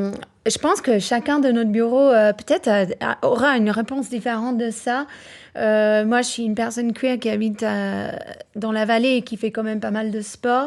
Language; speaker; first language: French; non-native, fluent; English